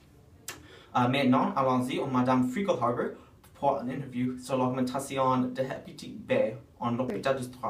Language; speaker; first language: French; non-native, learner; English